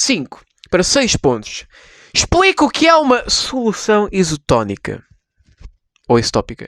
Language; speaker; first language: Portuguese; native; Portuguese